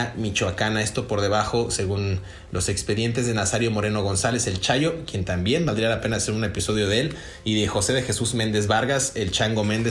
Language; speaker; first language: Spanish; native; Spanish